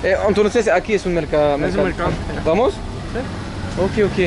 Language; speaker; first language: Spanish; non-native, learner; French